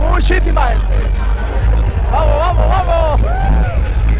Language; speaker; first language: Spanish; native; Spanish